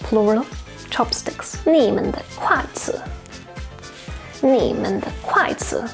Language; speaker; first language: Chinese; non-native, fluent; German